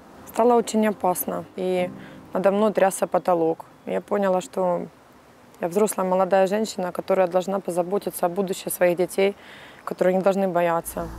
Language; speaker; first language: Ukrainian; non-native, local second language; Russian